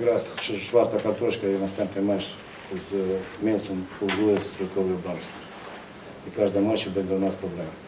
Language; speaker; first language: Polish; non-native, learner; Ukrainian